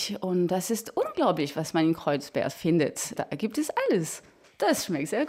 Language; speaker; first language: German; non-native, fluent; French